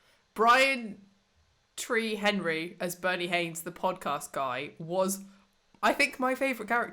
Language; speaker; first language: English; native; English